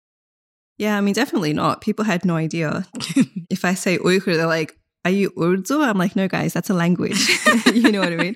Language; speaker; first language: English; early bilingual, other home language; Uyghur